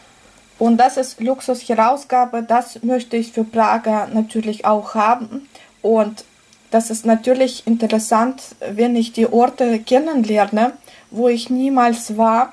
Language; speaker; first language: German; non-native, fluent; Russian